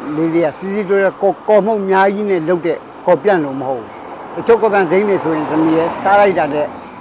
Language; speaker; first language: Burmese; native; Burmese